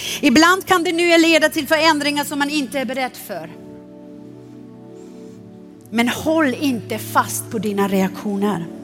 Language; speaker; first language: Swedish; non-native, fluent; German